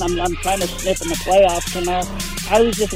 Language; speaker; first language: English; native; English